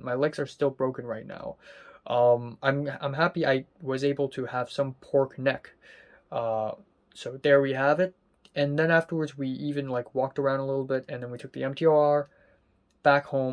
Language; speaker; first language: English; non-native, local second language; Cantonese